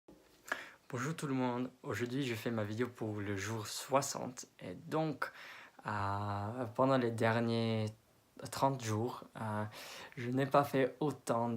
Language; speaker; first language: French; non-native, fluent; English